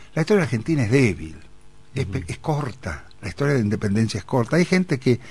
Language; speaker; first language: Spanish; native; Spanish